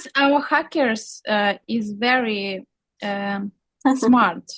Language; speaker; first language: English; non-native, learner; Russian